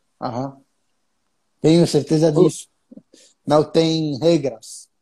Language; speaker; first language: Portuguese; non-native, fluent; Arabic